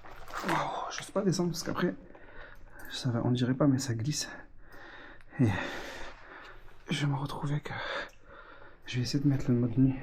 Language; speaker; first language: French; native; French